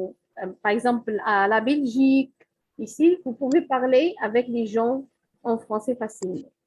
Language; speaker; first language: French; non-native, fluent; Arabic